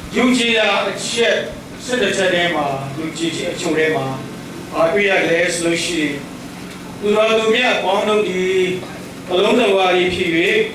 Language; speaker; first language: Burmese; non-native, local second language; Tedim Chin